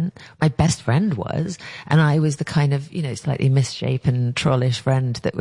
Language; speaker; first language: English; native; English